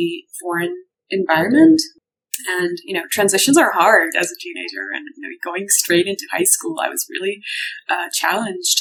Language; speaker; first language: English; non-native, local second language; Urdu